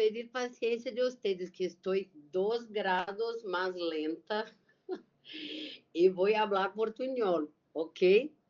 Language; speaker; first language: Spanish; non-native, learner; Portuguese